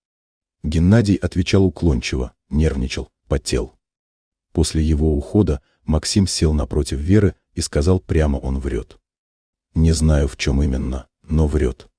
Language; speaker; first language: Russian; native; Russian